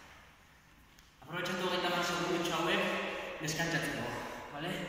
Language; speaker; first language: Basque; native; Basque